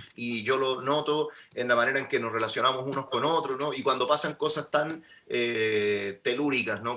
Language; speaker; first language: Spanish; native; Spanish